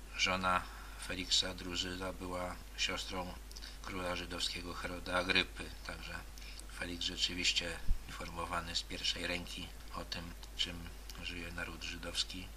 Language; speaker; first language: Polish; native; Polish